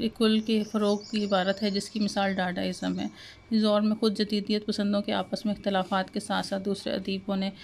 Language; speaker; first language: Urdu; non-native, local second language; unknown